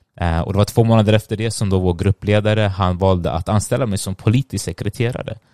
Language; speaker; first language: Swedish; early bilingual, other home language; Tigrinya